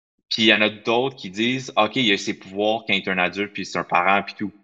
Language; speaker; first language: French; native; French